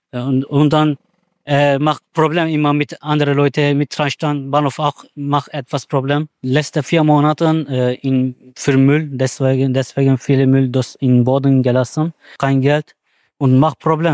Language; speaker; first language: German; non-native, learner; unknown